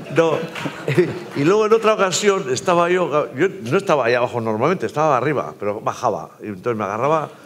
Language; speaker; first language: Spanish; native; Spanish